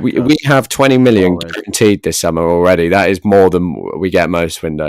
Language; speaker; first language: English; native; English